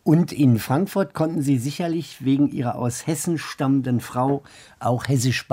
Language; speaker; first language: German; native; German